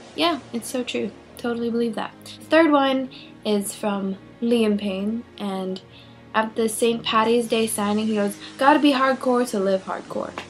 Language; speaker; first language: English; non-native, local second language; Filipino